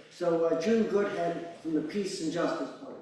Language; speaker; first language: English; native; English